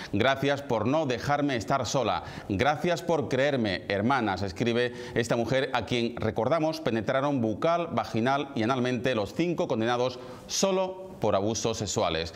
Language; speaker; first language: Spanish; native; Spanish